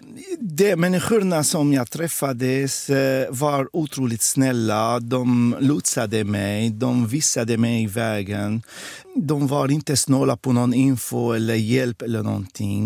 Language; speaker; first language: Swedish; non-native, fluent; Arabic